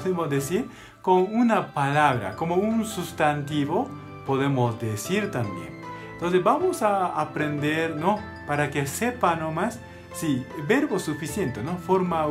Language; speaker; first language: Spanish; non-native, learner; Japanese